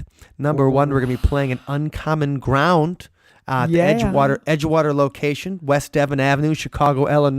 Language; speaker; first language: English; native; English